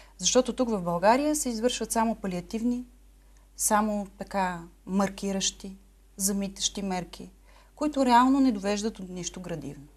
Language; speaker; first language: Bulgarian; native; Bulgarian